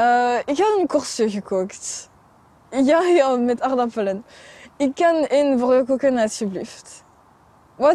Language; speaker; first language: Dutch; non-native, learner; French